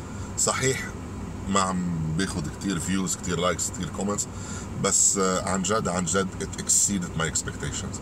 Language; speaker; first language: Arabic; native; Arabic